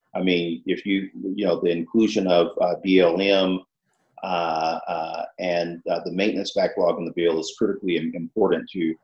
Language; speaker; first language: English; native; English